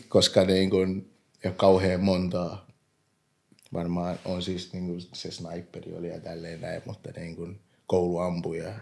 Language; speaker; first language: Finnish; early bilingual, other home language; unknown